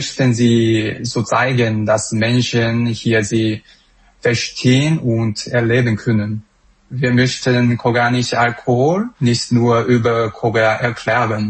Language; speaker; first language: German; non-native, fluent; Korean